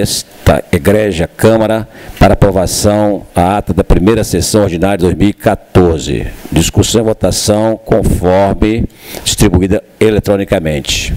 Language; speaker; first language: Portuguese; native; Portuguese